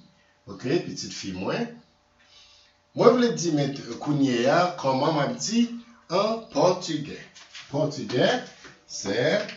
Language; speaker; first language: French; non-native, local second language; Haitian Creole